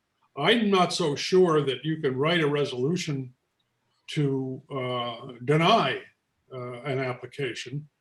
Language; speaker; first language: English; native; English